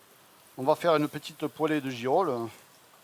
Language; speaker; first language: French; native; French